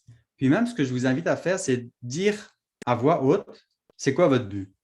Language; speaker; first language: French; native; French